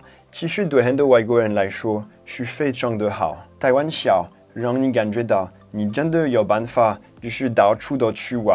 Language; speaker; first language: Chinese; non-native, fluent; French